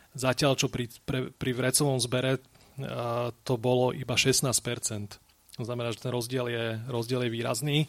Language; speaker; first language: Slovak; native; Slovak